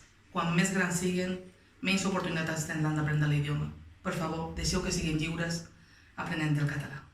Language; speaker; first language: Catalan; non-native, local second language; Spanish